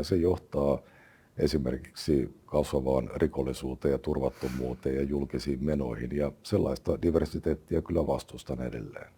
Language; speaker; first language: Finnish; native; Finnish